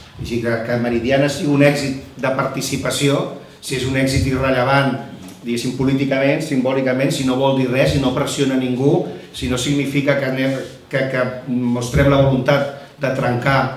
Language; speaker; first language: Catalan; non-native, local second language; Spanish